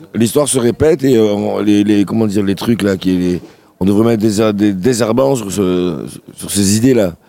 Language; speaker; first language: French; native; French